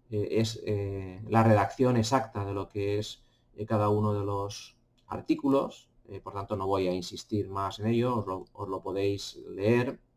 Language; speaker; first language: Spanish; native; Spanish